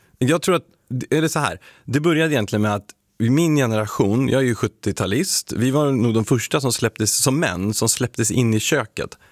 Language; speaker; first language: Swedish; native; Swedish